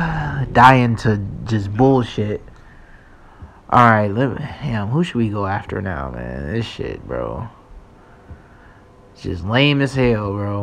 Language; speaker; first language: English; native; English